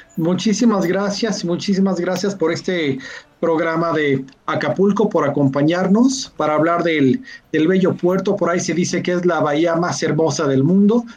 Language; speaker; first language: Spanish; native; Spanish